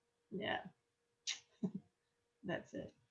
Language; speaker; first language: English; non-native, learner; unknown